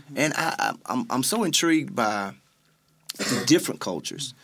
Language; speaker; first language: English; native; English